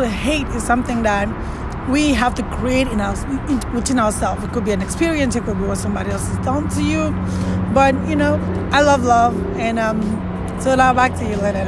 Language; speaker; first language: English; non-native, local second language; Wolof